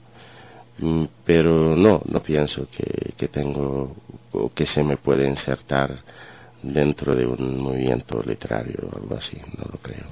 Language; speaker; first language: Spanish; non-native, fluent; Arabic